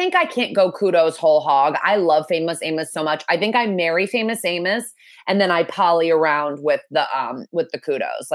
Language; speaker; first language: English; native; English